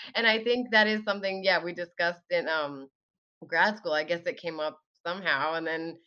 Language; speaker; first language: English; early bilingual, other home language; Arabic